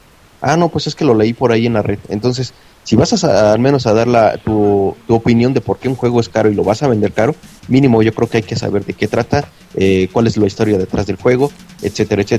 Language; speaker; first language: Spanish; native; Spanish